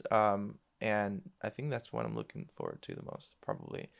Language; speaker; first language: English; non-native, fluent; Spanish